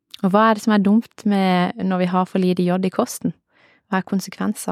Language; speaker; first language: Norwegian; native; Norwegian